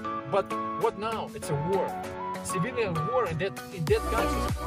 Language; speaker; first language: English; non-native, fluent; Russian